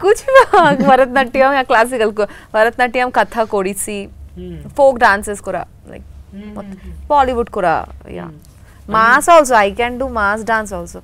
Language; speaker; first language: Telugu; non-native, learner; Bangla